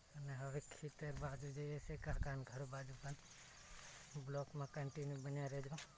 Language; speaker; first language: Gujarati; non-native, local second language; Rathawi